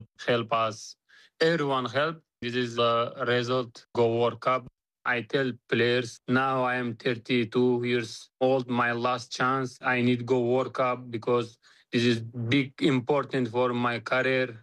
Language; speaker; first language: English; non-native, learner; Uzbek